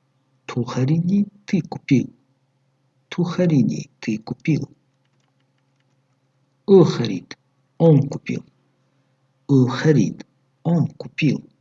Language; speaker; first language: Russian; non-native, local second language; Tajik